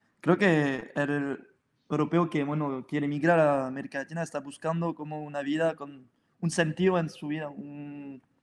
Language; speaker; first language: Spanish; non-native, fluent; French